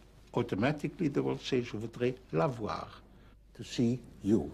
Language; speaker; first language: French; non-native, fluent; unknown